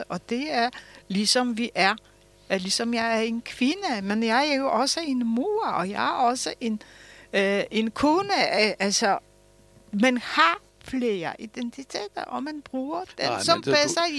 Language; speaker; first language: Danish; early bilingual, other home language; Polish